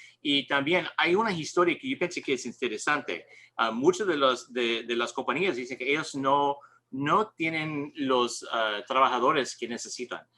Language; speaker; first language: Spanish; non-native, learner; English